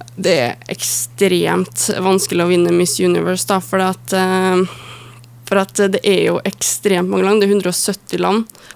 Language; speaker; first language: Norwegian; native; Norwegian